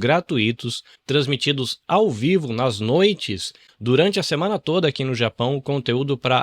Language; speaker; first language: Portuguese; native; Portuguese